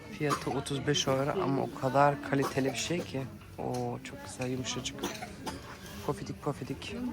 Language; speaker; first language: Turkish; early bilingual, heritage; Turkish